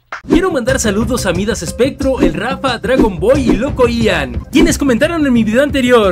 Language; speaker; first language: Spanish; native; Spanish